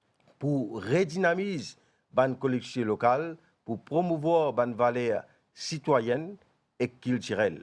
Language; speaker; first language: French; non-native, local second language; Morisyen